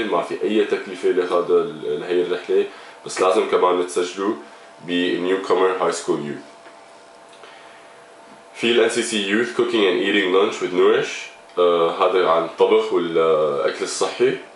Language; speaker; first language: Arabic; native; Arabic